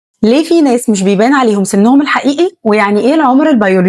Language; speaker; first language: Arabic; native; Arabic